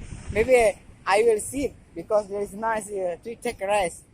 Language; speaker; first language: English; non-native, learner; Achinese